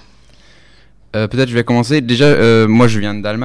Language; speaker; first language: French; non-native, fluent; German